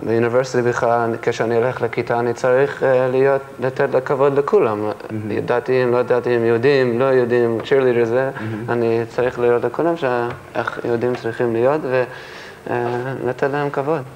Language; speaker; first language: Hebrew; early bilingual, heritage; English